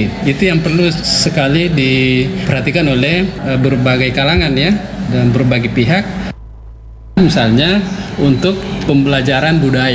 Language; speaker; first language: Indonesian; native; Indonesian